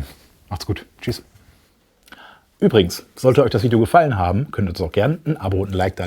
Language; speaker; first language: German; native; German